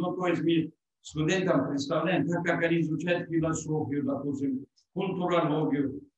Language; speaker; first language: Russian; non-native, local second language; Tajik